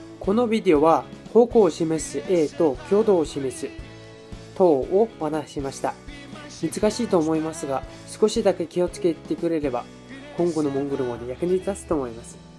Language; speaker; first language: Japanese; non-native, fluent; Mongolian